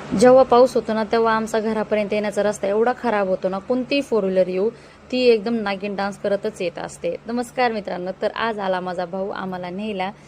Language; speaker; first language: Marathi; native; Marathi